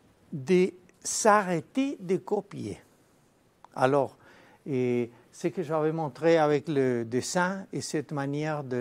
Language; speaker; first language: French; non-native, fluent; Spanish